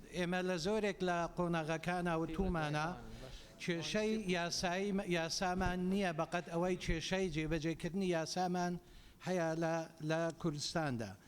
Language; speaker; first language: Central Kurdish; non-native, local second language; Assyrian Neo-Aramaic